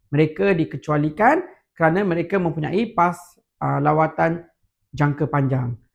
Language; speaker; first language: Malay; non-native, local second language; Tamil